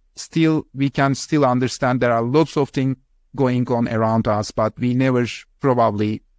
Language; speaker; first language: English; non-native, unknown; Turkish